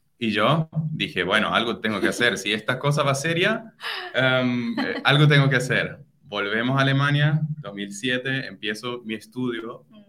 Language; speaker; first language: Spanish; non-native, fluent; German